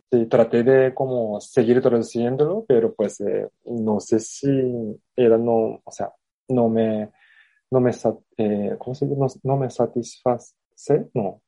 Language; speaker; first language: Spanish; non-native, fluent; Japanese